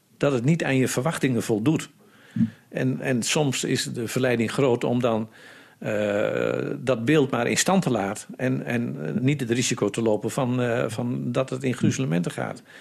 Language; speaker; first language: Dutch; native; Dutch